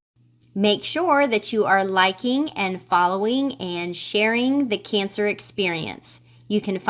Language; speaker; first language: English; native; English